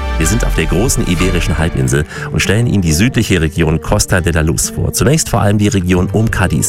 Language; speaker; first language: German; native; German